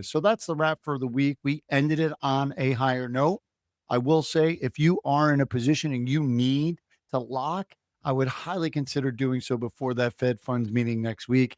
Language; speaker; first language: English; native; English